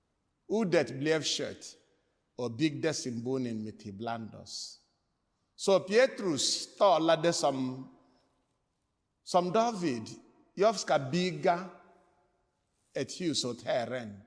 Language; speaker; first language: Swedish; non-native, fluent; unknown